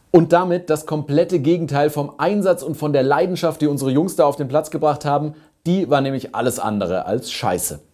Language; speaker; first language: German; native; German